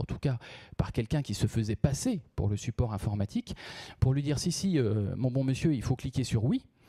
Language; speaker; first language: French; native; French